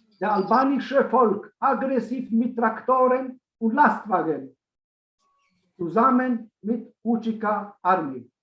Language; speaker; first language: German; non-native, learner; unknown